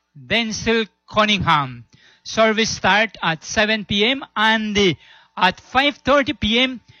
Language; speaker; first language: English; non-native, local second language; Spanish